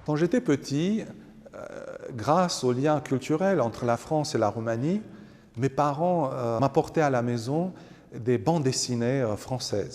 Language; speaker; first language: French; non-native, fluent; Romanian